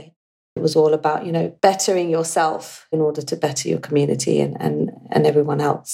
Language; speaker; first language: English; native; English